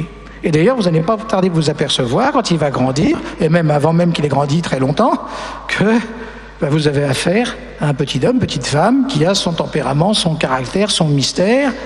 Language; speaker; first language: French; native; French